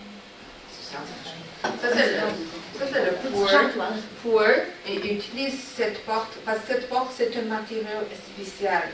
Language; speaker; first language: French; non-native, learner; Chinese